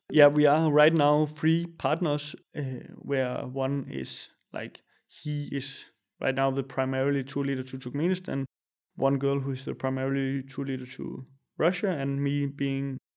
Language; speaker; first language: English; non-native, fluent; Danish